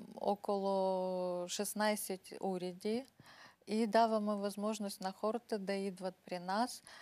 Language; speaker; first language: Bulgarian; non-native, learner; Ukrainian